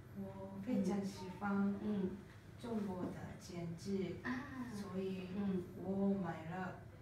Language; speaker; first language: Chinese; non-native, learner; Japanese